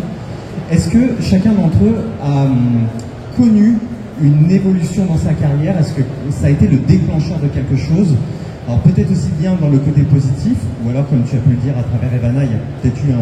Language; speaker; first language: French; native; French